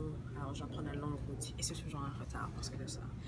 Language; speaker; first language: French; non-native, local second language; English